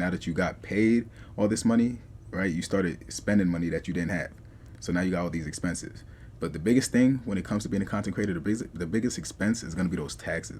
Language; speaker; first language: English; native; English